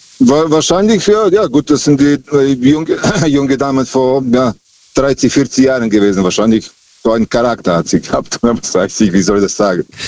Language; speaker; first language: German; non-native, fluent; Serbian